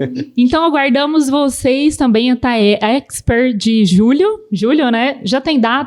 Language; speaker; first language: Portuguese; native; Portuguese